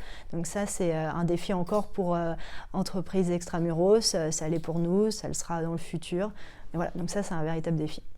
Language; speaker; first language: French; native; French